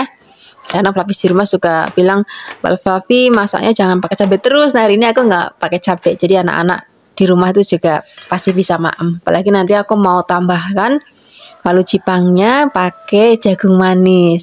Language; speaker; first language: Indonesian; native; Indonesian